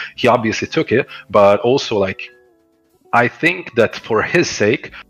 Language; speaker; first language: English; non-native, fluent; Croatian